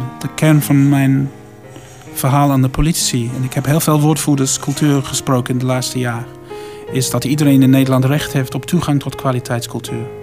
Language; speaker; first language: Dutch; non-native, fluent; English